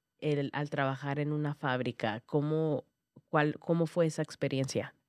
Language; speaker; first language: Spanish; early bilingual, heritage; Spanish